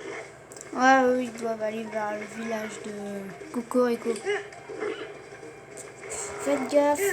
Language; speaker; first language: French; native; French